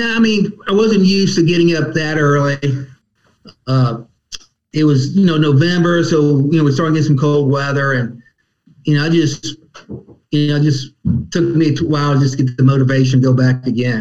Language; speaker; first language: English; native; English